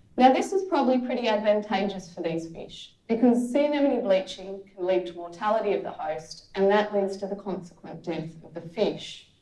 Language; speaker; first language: English; native; English